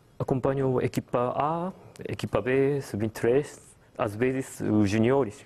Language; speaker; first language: Portuguese; non-native, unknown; Japanese